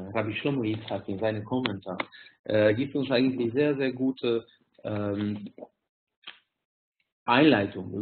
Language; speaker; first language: German; non-native, fluent; Hungarian